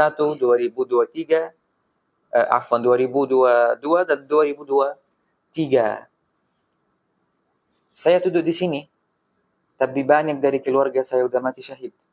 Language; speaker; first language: Indonesian; non-native, fluent; Arabic